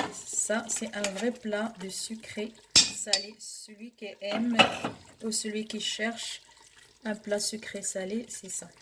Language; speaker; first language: French; non-native, local second language; Arabic